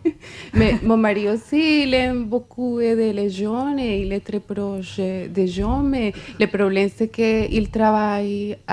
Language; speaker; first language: French; non-native, fluent; Spanish